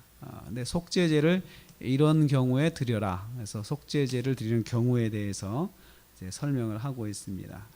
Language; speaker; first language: Korean; native; Korean